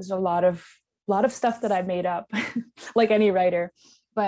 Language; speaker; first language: English; non-native, local second language; Tibetan